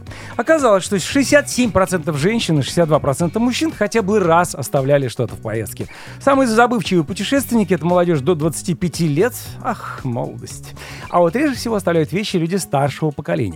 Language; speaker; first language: Russian; native; Russian